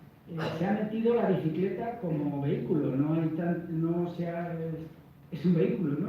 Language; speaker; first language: Spanish; native; Spanish